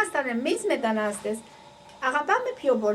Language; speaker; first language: Greek; early bilingual, heritage; Greek